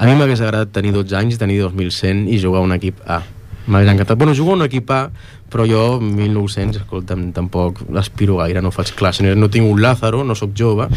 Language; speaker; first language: Catalan; native; Catalan